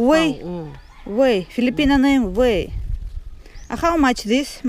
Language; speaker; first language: English; non-native, learner; Russian